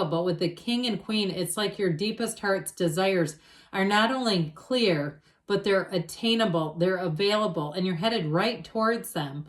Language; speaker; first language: English; native; English